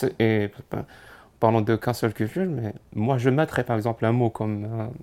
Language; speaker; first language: French; non-native, local second language; Arabic